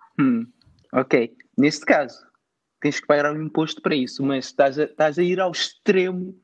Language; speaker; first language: Portuguese; native; Portuguese